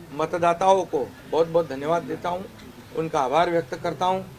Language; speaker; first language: Hindi; non-native, local second language; Marathi